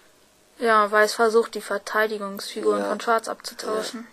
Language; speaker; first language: German; native; German